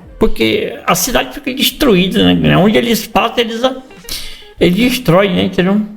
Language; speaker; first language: Portuguese; native; Portuguese